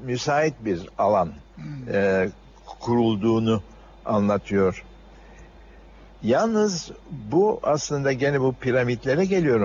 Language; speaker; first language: Turkish; native; Turkish